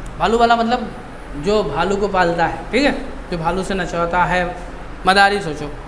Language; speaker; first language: Hindi; non-native, local second language; Bangla